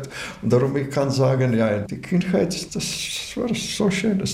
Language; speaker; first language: German; non-native, learner; Latvian